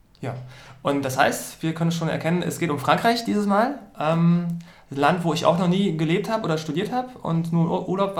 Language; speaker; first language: German; native; German